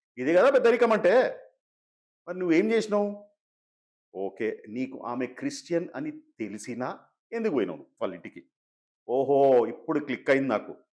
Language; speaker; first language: Telugu; native; Telugu